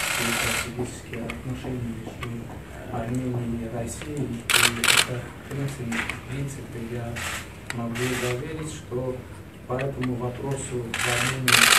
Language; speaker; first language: Russian; non-native, fluent; Armenian